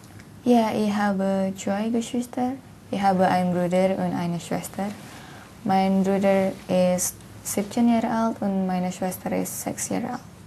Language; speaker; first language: German; non-native, learner; Indonesian